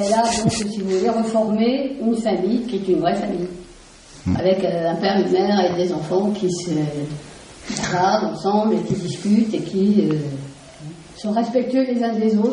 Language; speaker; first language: French; native; French